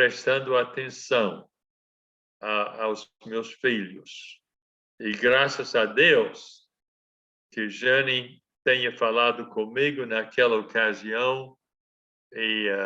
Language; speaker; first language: Portuguese; non-native, fluent; English